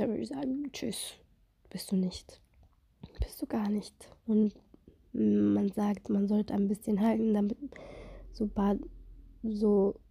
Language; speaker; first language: German; non-native, fluent; Russian